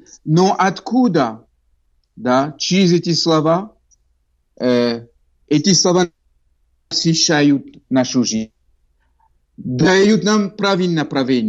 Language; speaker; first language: Russian; non-native, fluent; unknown